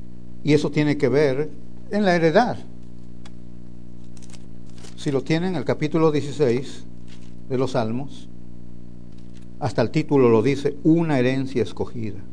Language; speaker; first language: Spanish; native; Spanish